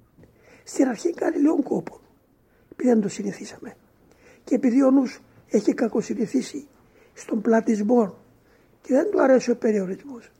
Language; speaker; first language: Greek; native; Greek